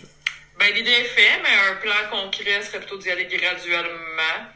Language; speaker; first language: French; native; French